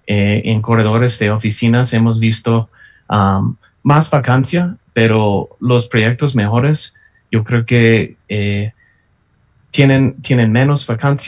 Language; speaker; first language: Spanish; non-native, fluent; English